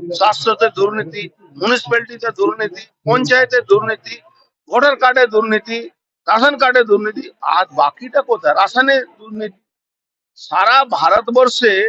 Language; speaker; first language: Bangla; non-native, local second language; Hindi